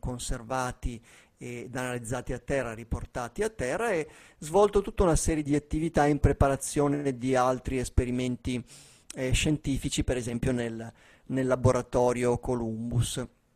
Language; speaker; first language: Italian; native; Italian